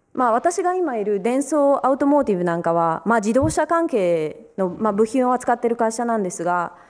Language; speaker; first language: Japanese; early bilingual, other home language; Romanian